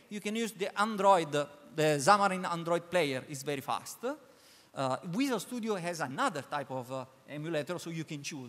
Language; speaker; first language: English; non-native, learner; Italian